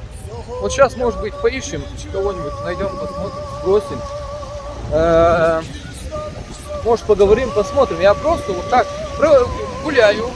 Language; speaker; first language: Russian; non-native, local second language; Chechen